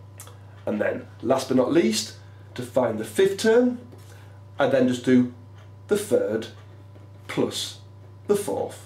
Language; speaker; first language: English; native; English